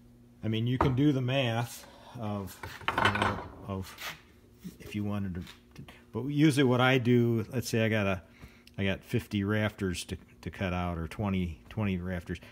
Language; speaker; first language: English; native; English